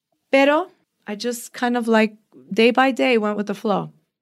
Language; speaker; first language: English; early bilingual, other home language; Spanish